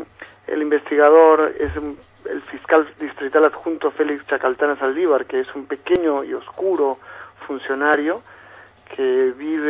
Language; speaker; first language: Spanish; native; Spanish